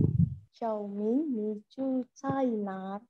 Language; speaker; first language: Chinese; non-native, learner; Indonesian